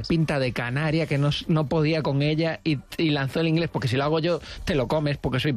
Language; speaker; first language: Spanish; native; Spanish